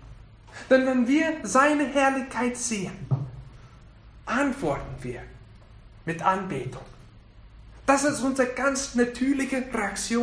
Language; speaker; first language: German; non-native, fluent; English